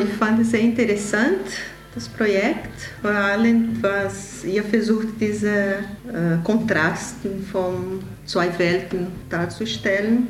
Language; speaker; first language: German; non-native, fluent; Portuguese